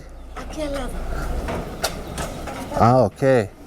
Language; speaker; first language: Spanish; non-native, learner; English